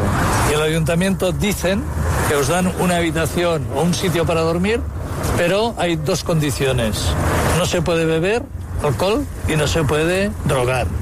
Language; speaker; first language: Spanish; native; Spanish